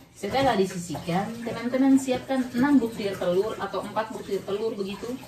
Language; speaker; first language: Indonesian; non-native, local second language; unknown